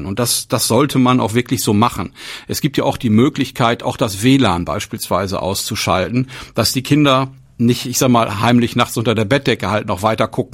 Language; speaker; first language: German; native; German